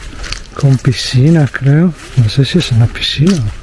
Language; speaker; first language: Spanish; non-native, fluent; Italian